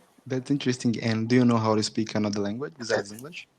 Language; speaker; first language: English; non-native, fluent; Portuguese